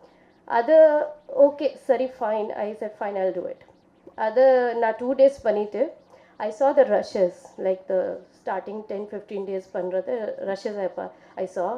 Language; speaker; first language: Tamil; non-native, fluent; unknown